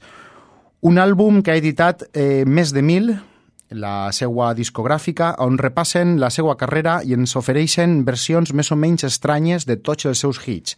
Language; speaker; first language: Catalan; native; Catalan